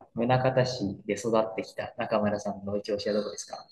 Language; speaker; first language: Japanese; native; Japanese